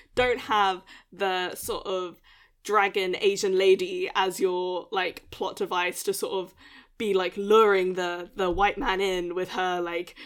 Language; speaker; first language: English; early bilingual, other home language; Malay